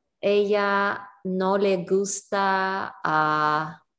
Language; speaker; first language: Spanish; non-native, learner; English